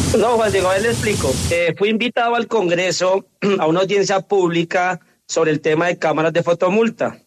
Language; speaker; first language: Spanish; native; Spanish